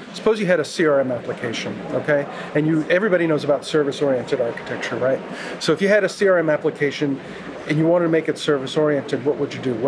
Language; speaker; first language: English; native; English